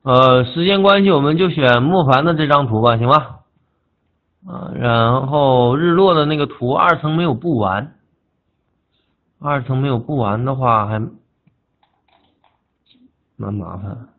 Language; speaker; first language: Chinese; native; Chinese